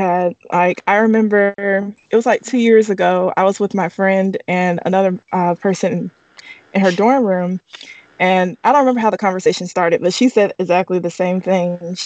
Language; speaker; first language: English; native; English